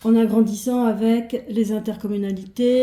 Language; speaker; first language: French; native; French